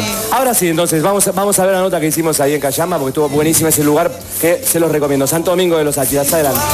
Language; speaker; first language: Spanish; native; Spanish